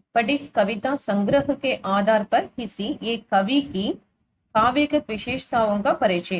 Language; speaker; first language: Hindi; non-native, local second language; Tamil